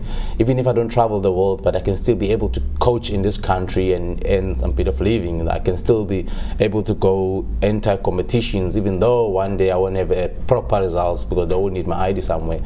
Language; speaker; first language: English; non-native, local second language; Xhosa